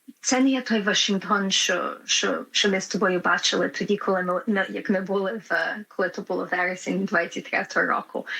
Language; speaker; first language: Ukrainian; early bilingual, heritage; Ukrainian